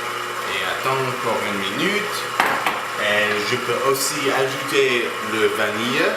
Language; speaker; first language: French; non-native, learner; English